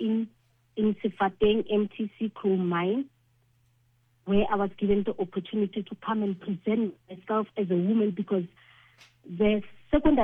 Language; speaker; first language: English; non-native, local second language; Northern Sotho